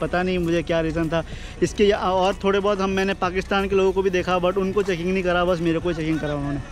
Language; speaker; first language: Hindi; native; Hindi